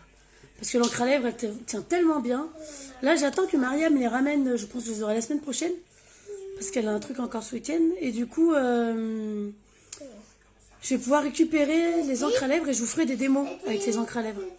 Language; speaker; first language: French; native; French